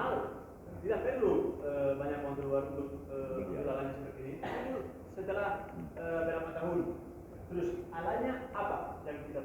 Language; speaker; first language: Indonesian; non-native, learner; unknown